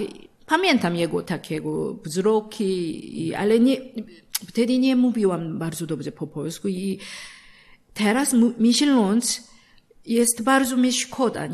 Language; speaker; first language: Polish; non-native, learner; Korean